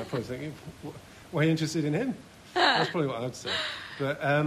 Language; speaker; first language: English; native; English